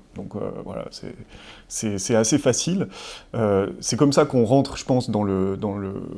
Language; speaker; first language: French; native; French